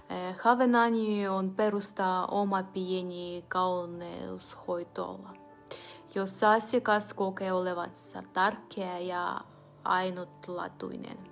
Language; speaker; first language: Finnish; non-native, fluent; Ukrainian